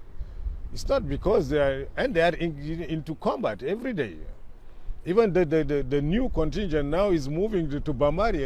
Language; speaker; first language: English; non-native, fluent; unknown